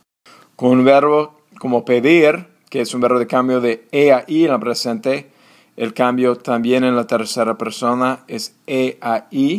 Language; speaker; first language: Spanish; non-native, fluent; English